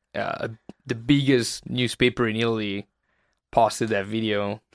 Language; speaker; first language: English; non-native, fluent; Italian